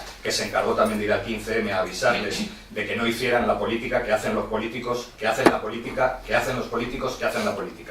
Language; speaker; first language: Spanish; native; Spanish